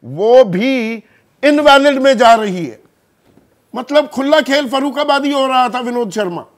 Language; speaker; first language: Hindi; native; Hindi